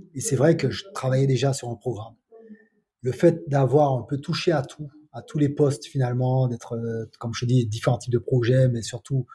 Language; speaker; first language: French; native; French